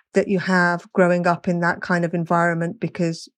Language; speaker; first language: English; native; English